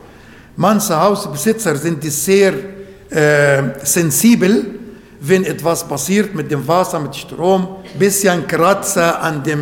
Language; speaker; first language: German; non-native, learner; Arabic